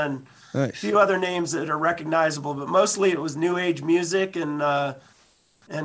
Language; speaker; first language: English; native; English